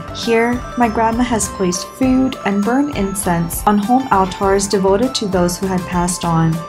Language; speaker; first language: English; native; English